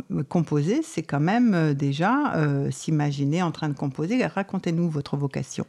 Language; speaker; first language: French; native; French